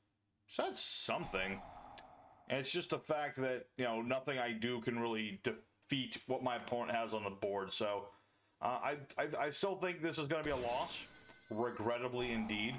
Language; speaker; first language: English; native; English